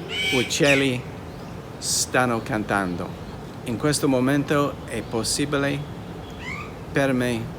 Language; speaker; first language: Italian; non-native, learner; English